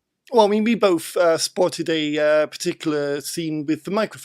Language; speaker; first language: English; native; English